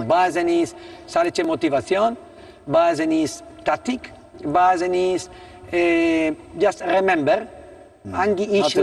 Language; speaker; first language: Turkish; non-native, learner; Italian